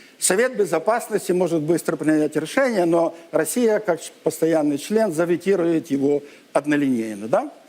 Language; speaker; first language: Russian; non-native, local second language; Ukrainian